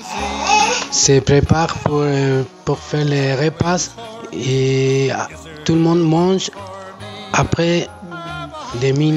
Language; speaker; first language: French; non-native, learner; Spanish